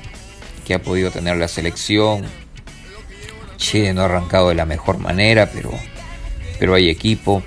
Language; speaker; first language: Spanish; native; Spanish